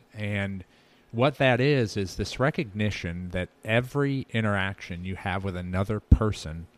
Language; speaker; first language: English; native; English